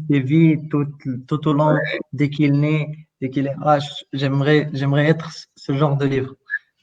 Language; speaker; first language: French; non-native, local second language; Arabic